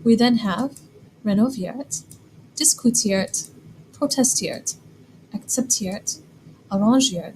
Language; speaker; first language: German; non-native, fluent; English